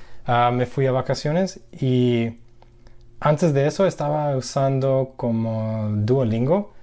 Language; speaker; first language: Spanish; non-native, fluent; English